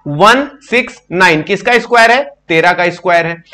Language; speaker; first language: Hindi; native; Hindi